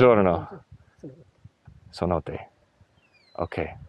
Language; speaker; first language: Italian; non-native, learner; English